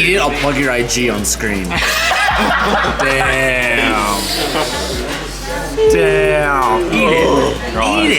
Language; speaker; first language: English; native; English